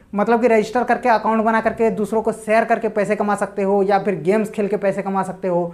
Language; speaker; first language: Hindi; native; Hindi